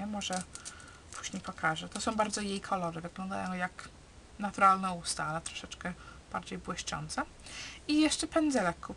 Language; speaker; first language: Polish; early bilingual, heritage; Polish